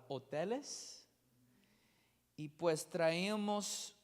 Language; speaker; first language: Spanish; non-native, learner; English